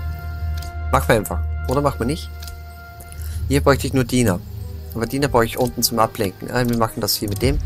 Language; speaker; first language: German; native; German